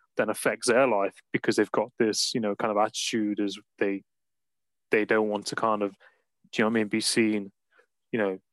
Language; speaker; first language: English; native; English